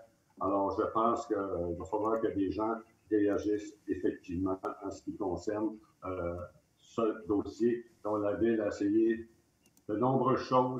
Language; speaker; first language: French; native; French